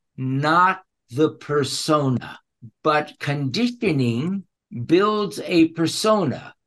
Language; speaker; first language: English; early bilingual, other home language; Spanish